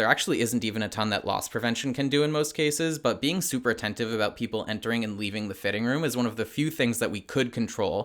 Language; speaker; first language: English; native; English